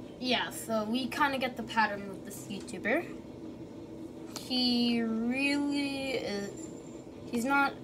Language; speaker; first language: English; native; English